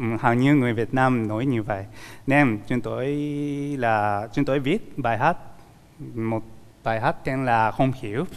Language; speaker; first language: Vietnamese; non-native, learner; Japanese